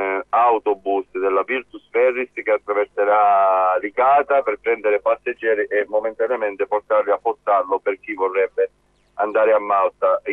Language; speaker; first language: Italian; native; Italian